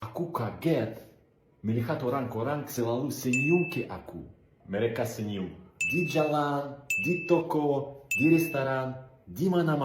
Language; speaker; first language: Indonesian; non-native, fluent; Russian